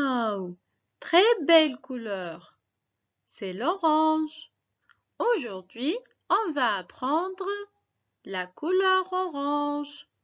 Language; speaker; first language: French; non-native, local second language; Arabic